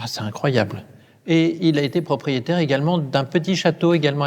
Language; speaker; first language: French; native; French